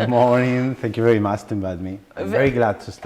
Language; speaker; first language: English; non-native, learner; Spanish